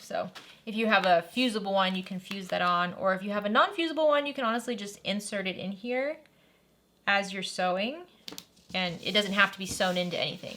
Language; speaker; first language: English; native; English